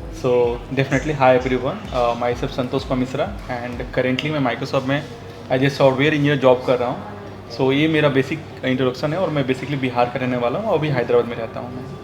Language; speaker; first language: Hindi; native; Hindi